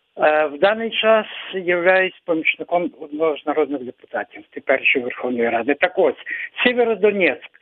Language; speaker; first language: Ukrainian; native; Ukrainian